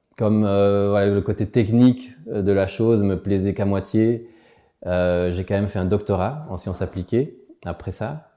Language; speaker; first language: French; early bilingual, other home language; Spanish